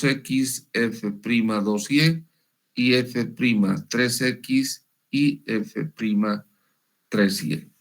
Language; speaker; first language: Spanish; native; Spanish